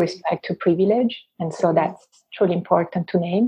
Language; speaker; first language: English; non-native, fluent; Italian